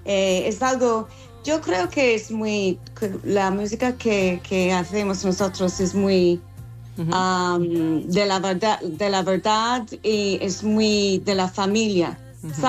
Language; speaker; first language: Spanish; non-native, learner; English